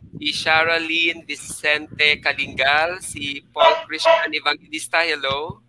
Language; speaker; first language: Filipino; non-native, local second language; Hiligaynon